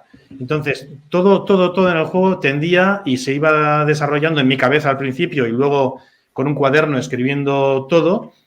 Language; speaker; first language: Spanish; native; Spanish